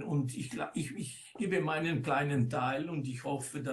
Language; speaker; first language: German; non-native, local second language; Italian